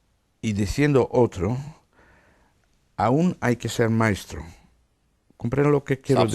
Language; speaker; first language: Spanish; non-native, fluent; Dutch